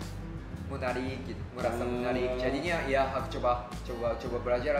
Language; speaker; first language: Indonesian; non-native, fluent; Japanese